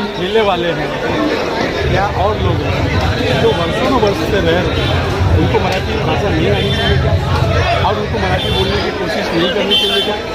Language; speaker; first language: Hindi; native; Hindi